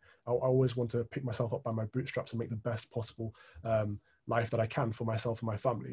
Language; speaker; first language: English; native; English